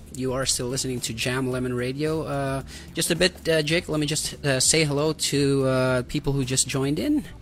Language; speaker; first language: English; non-native, local second language; Waray